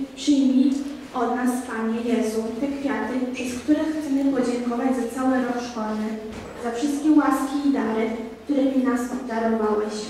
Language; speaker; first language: Polish; native; Polish